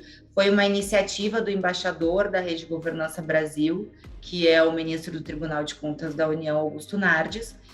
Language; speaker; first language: Portuguese; native; Portuguese